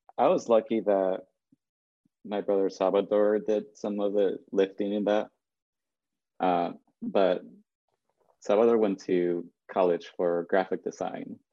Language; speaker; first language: English; early bilingual, other home language; Spanish